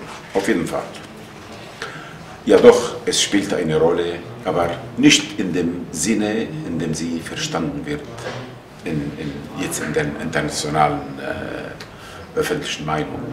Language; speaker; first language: German; non-native, fluent; Arabic